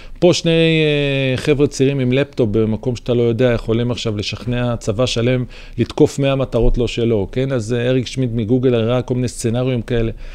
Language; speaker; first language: Hebrew; native; Hebrew